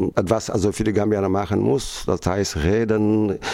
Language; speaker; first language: German; non-native, fluent; Wolof